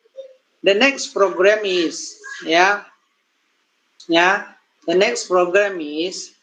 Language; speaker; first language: English; non-native, learner; Indonesian